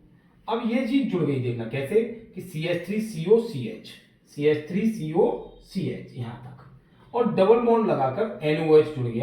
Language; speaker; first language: Hindi; native; Hindi